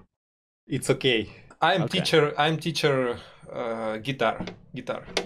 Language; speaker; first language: English; non-native, learner; Russian